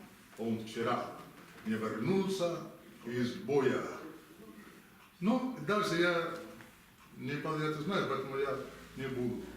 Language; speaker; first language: Russian; non-native, fluent; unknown